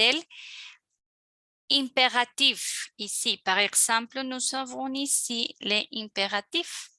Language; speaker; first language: French; non-native, fluent; Spanish